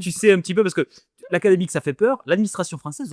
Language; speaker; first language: French; native; French